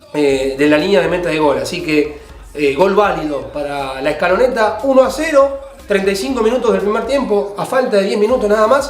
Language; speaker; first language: Spanish; native; Spanish